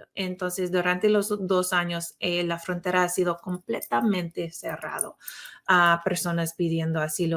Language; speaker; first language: Spanish; non-native, fluent; English